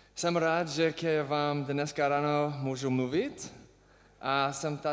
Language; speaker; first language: Czech; non-native, learner; English